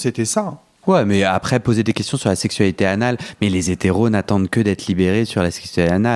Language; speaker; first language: French; native; French